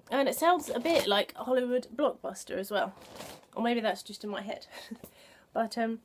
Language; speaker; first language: English; native; English